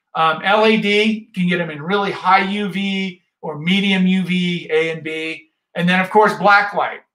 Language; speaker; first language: English; native; English